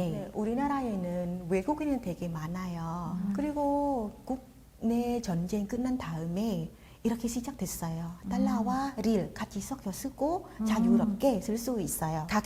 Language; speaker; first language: Korean; non-native, fluent; Khmer